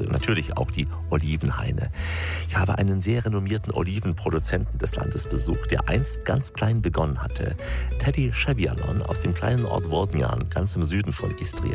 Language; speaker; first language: German; native; German